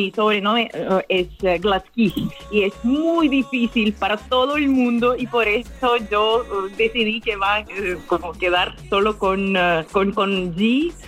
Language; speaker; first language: Spanish; non-native, fluent; Russian